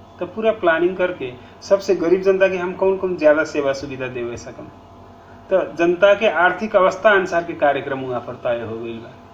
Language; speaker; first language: Bhojpuri; non-native, local second language; Nepali